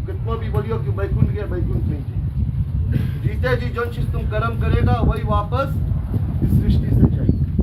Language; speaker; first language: Hindi; native; Hindi